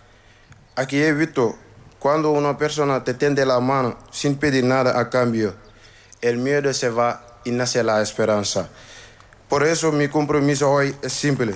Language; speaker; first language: Spanish; non-native, learner; Wolof